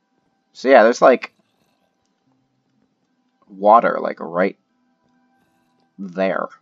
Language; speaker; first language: English; native; English